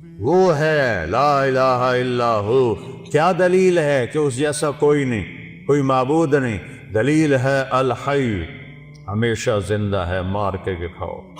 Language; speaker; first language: Urdu; non-native, local second language; Saraiki